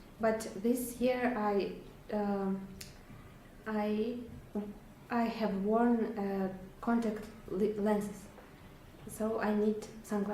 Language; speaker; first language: English; non-native, learner; Russian